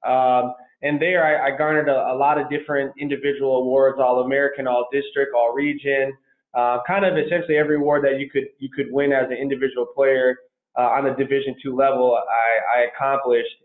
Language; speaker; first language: English; native; English